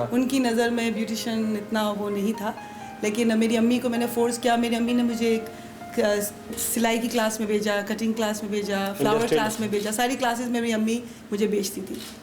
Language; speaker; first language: Urdu; native; Urdu